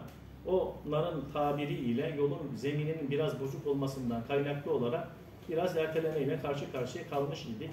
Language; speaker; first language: Turkish; native; Turkish